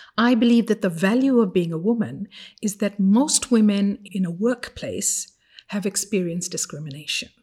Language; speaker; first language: English; non-native, fluent; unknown